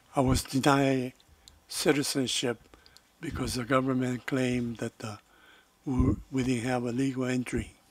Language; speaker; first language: English; non-native, fluent; Spanish